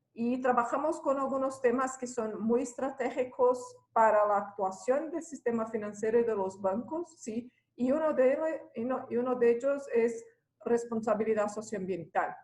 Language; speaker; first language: Spanish; non-native, fluent; Portuguese